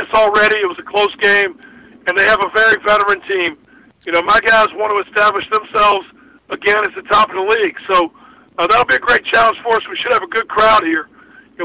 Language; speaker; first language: English; native; English